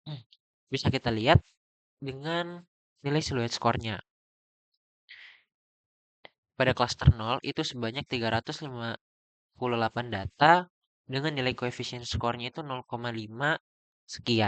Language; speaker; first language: Indonesian; native; Indonesian